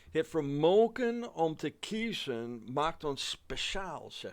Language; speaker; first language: Dutch; non-native, fluent; English